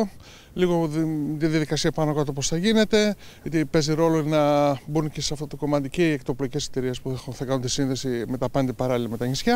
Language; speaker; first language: Greek; native; Greek